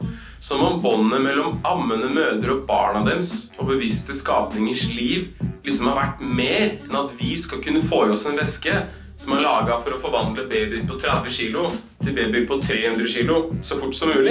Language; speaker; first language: Norwegian; native; Norwegian